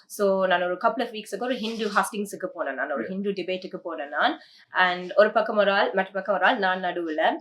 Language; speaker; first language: Tamil; early bilingual, heritage; Tamil